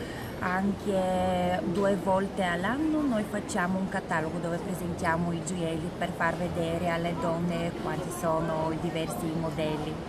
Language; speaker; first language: Italian; non-native, fluent; Bulgarian